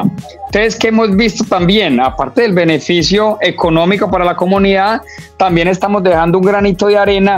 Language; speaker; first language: Spanish; native; Spanish